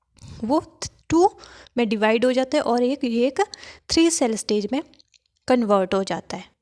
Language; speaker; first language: Hindi; native; Hindi